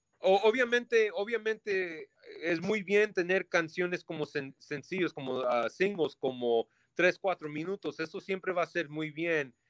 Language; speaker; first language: Spanish; early bilingual, heritage; Spanish